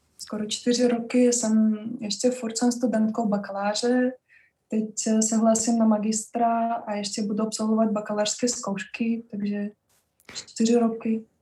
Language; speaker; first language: Czech; non-native, fluent; Russian